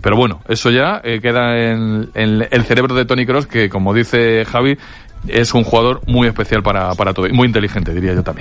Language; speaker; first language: Spanish; native; Spanish